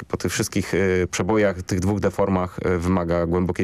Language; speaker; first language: Polish; native; Polish